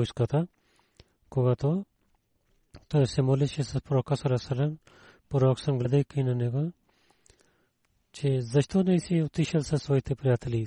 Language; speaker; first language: Bulgarian; non-native, learner; Urdu